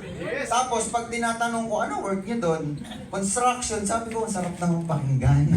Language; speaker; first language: Filipino; non-native, local second language; Cebuano